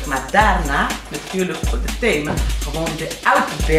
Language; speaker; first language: Dutch; non-native, learner; Portuguese